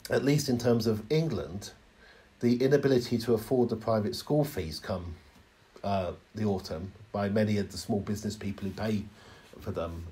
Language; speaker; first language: English; native; English